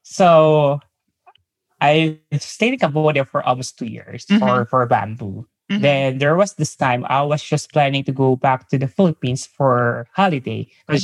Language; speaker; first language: English; non-native, local second language; Filipino